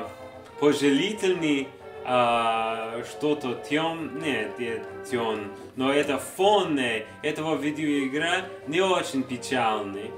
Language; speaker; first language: Russian; non-native, learner; English